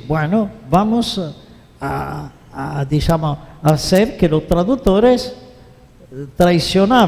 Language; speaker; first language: Spanish; non-native, fluent; Italian